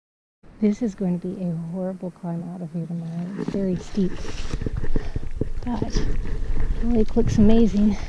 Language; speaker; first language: English; native; English